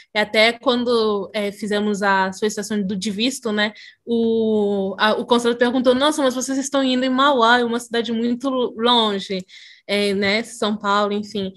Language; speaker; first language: Portuguese; early bilingual, other home language; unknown